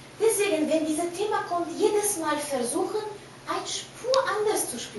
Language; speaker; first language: German; non-native, fluent; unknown